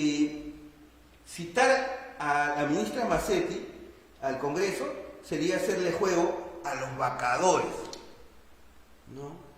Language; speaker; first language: Spanish; native; Spanish